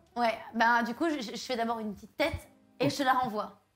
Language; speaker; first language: French; native; French